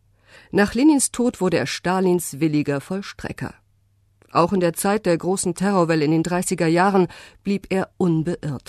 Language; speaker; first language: German; native; German